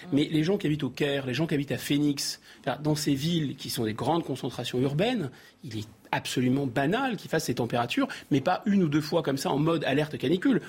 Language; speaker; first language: French; native; French